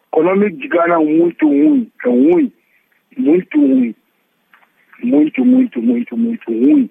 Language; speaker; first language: Portuguese; non-native, learner; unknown